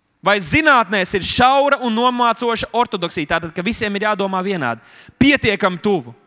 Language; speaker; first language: Latvian; native; Latvian